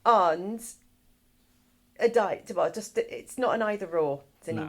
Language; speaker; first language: Welsh; non-native, fluent; English